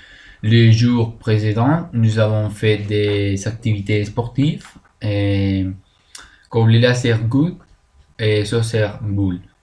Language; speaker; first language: French; non-native, learner; Spanish